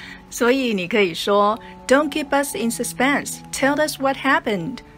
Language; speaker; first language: English; non-native, fluent; Chinese